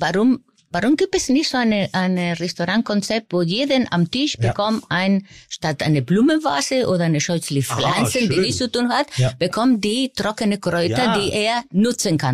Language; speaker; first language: German; non-native, fluent; Spanish